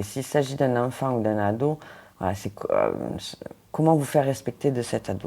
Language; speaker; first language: French; native; French